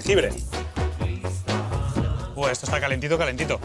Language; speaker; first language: Spanish; native; Spanish